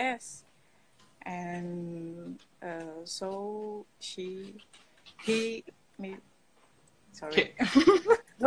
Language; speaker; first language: English; non-native, learner; Indonesian